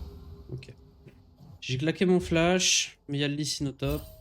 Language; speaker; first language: French; native; French